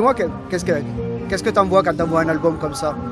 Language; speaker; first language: French; native; French